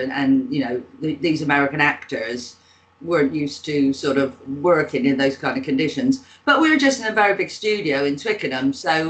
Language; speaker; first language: English; native; English